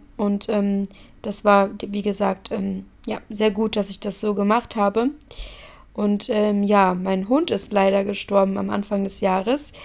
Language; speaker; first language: German; native; German